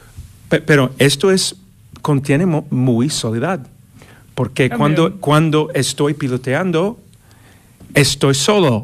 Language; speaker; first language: Spanish; non-native, fluent; English